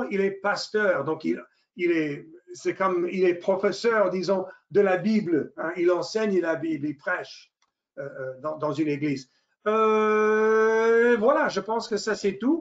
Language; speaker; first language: French; non-native, fluent; English